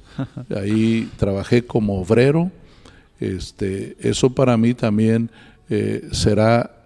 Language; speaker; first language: Spanish; native; Spanish